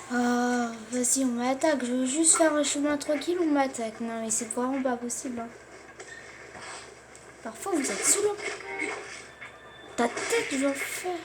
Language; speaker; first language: French; native; French